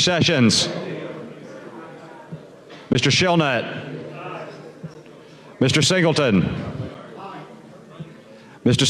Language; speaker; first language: English; native; English